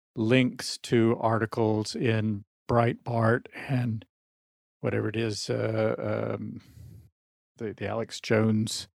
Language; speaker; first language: English; native; English